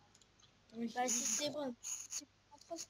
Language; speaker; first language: French; native; French